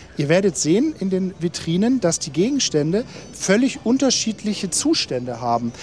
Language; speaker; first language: German; native; German